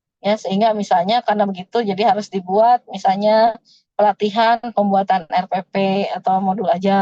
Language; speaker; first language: Indonesian; native; Indonesian